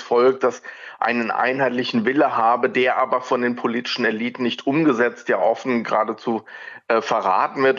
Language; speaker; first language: German; native; German